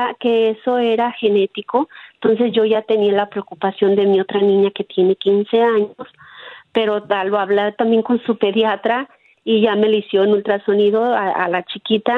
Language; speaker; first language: Spanish; native; Spanish